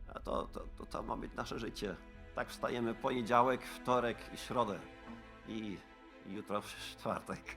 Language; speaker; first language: Polish; non-native, fluent; Dutch